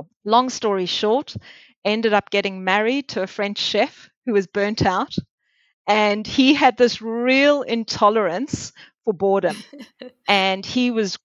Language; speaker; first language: English; native; English